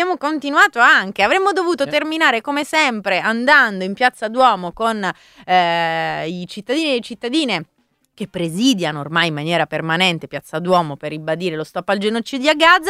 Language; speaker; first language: Italian; native; Italian